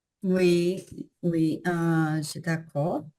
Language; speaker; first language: French; non-native, learner; Portuguese